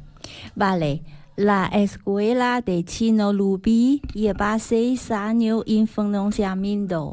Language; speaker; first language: Spanish; non-native, learner; Chinese